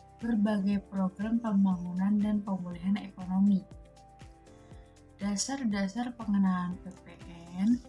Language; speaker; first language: Indonesian; native; Indonesian